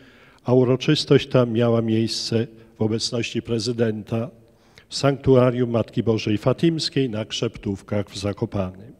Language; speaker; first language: Polish; native; Polish